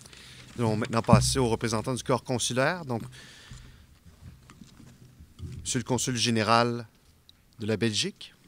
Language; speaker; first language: French; native; French